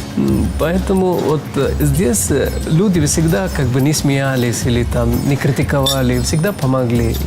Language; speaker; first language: Russian; non-native, fluent; Tamil